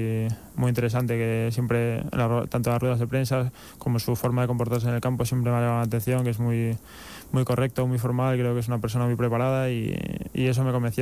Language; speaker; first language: Spanish; native; Spanish